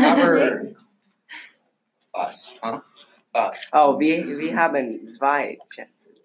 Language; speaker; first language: German; non-native, learner; English